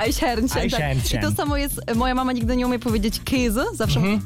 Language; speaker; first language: Polish; early bilingual, heritage; Polish